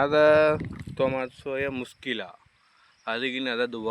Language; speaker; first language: Arabic; non-native, learner; Tamil